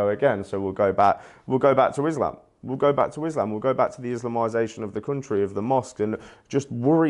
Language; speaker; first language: English; native; English